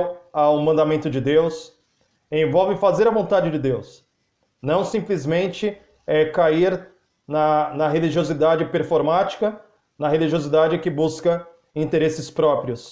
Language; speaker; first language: Portuguese; native; Portuguese